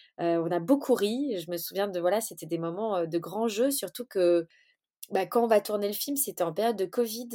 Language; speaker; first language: French; early bilingual, other home language; Portuguese